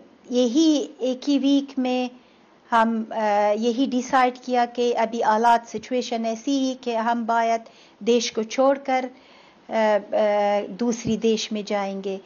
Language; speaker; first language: Hindi; non-native, fluent; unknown